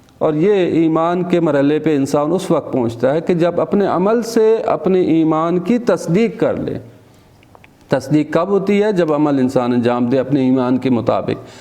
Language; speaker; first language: Urdu; native; Urdu